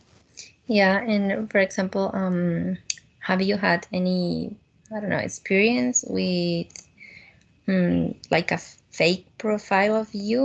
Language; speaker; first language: English; non-native, fluent; Spanish